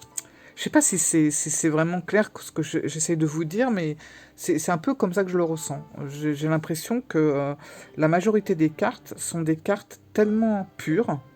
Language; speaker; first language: French; native; French